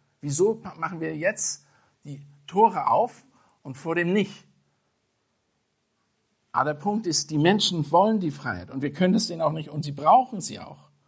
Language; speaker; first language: German; non-native, fluent; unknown